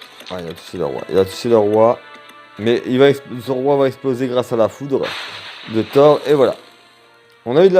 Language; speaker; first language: French; native; French